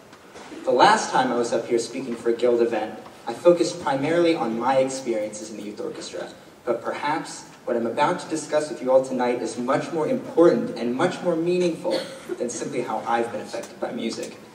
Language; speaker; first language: English; native; English